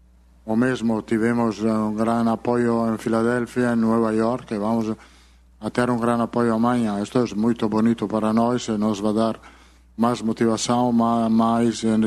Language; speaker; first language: Portuguese; non-native, learner; Spanish